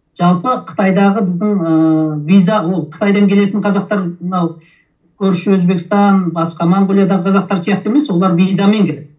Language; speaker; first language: Kazakh; early bilingual, heritage; Kazakh